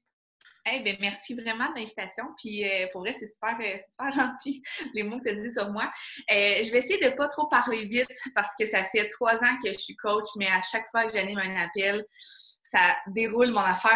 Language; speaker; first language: French; native; French